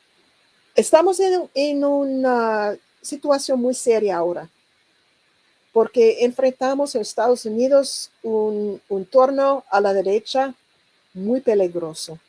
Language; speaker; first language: Spanish; non-native, learner; English